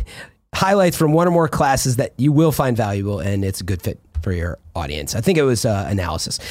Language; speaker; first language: English; early bilingual, other home language; Italian